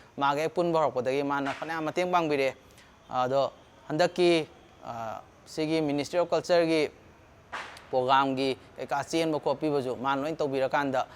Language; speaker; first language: Manipuri; native; Manipuri